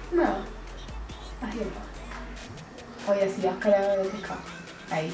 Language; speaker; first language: Spanish; native; Spanish